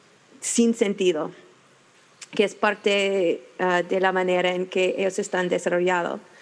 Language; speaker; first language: Spanish; non-native, fluent; English